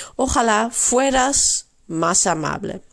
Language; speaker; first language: Spanish; non-native, fluent; Dutch